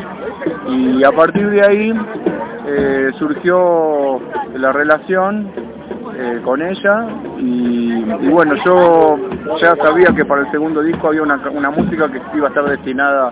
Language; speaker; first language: Spanish; native; Spanish